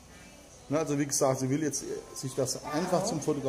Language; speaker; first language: German; native; German